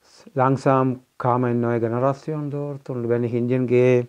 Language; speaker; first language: German; non-native, fluent; Malayalam